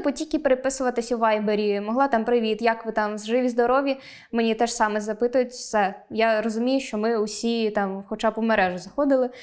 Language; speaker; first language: Ukrainian; non-native, local second language; Russian